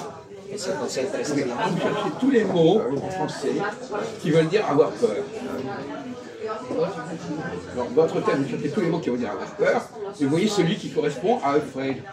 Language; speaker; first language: French; native; French